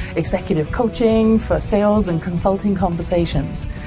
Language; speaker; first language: English; native; English